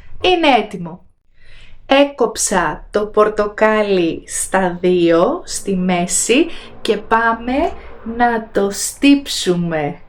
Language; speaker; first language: Greek; native; Greek